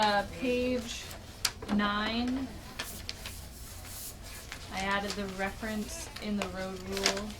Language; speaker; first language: English; native; English